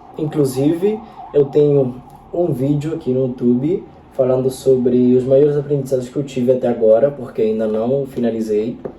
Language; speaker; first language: Portuguese; non-native, fluent; Spanish